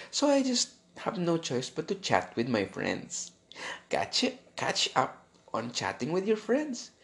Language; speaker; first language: English; non-native, local second language; Filipino